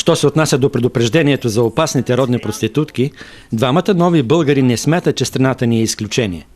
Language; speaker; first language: Bulgarian; native; Bulgarian